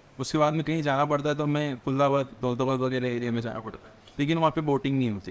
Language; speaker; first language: Hindi; native; Hindi